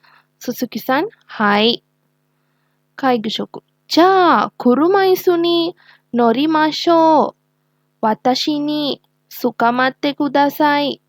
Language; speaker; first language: Japanese; non-native, learner; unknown